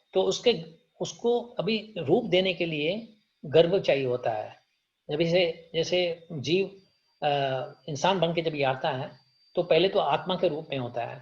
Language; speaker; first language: Hindi; native; Hindi